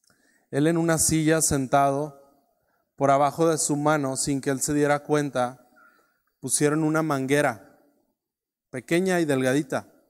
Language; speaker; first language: Spanish; native; Spanish